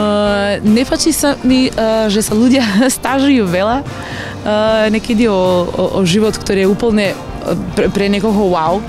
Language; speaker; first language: Slovak; non-native, learner; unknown